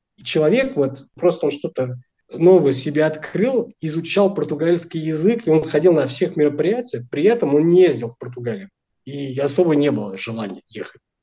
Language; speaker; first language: Russian; non-native, fluent; Portuguese